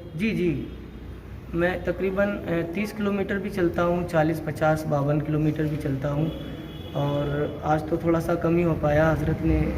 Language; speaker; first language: Hindi; native; Hindi